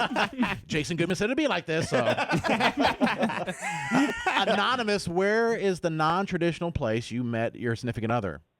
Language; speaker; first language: English; native; English